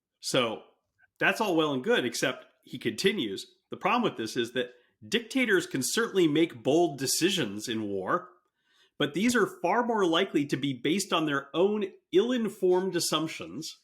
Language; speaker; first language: English; native; English